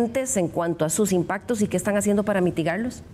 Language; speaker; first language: Spanish; native; Spanish